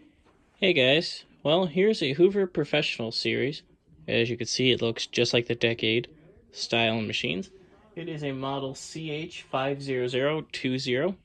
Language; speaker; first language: English; native; English